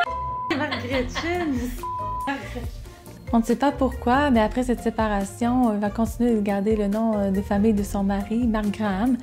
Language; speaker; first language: French; native; French